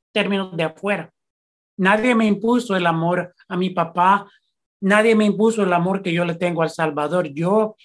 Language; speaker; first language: Spanish; early bilingual, heritage; Spanish